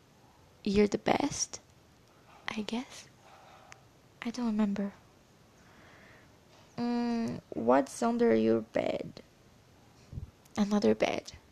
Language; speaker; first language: English; non-native, learner; Portuguese